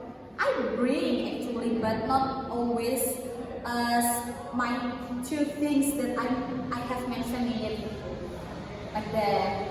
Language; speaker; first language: English; non-native, learner; Indonesian